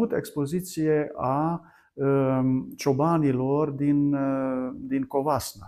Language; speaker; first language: Romanian; non-native, local second language; Hungarian